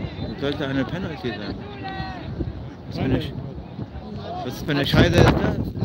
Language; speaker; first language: German; non-native, fluent; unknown